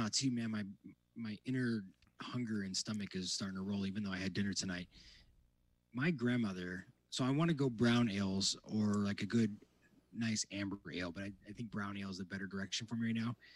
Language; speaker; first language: English; native; English